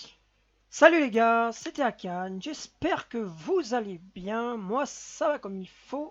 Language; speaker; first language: French; native; French